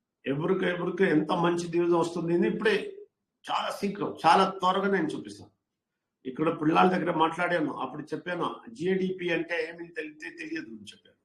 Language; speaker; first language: Telugu; non-native, learner; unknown